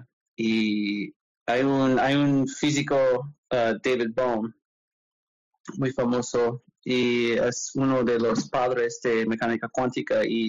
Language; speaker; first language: Spanish; non-native, learner; English